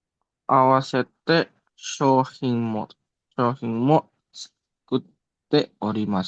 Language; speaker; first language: Japanese; non-native, learner; Indonesian